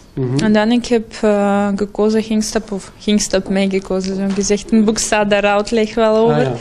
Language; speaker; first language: Dutch; non-native, learner; Russian